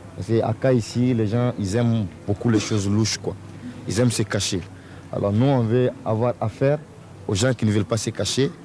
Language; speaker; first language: French; non-native, local second language; Soninke